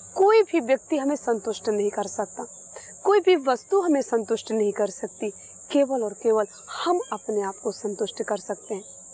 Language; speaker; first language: Hindi; native; Hindi